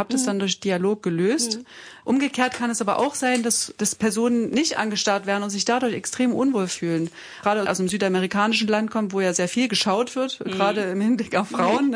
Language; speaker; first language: German; native; German